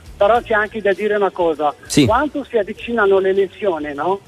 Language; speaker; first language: Italian; non-native, fluent; Arabic